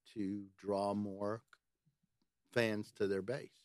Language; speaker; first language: English; native; English